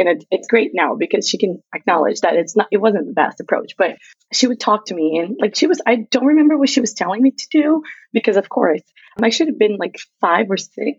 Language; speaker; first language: English; non-native, fluent; Portuguese